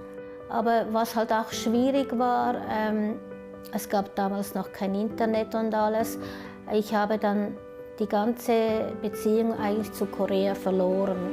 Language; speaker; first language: German; early bilingual, other home language; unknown